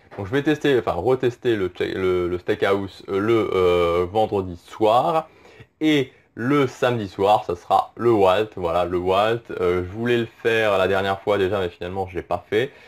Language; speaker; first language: French; native; French